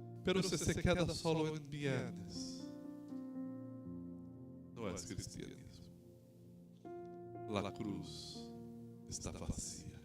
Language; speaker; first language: Spanish; non-native, fluent; Portuguese